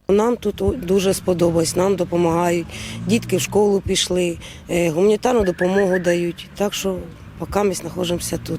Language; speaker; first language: Ukrainian; non-native, local second language; Russian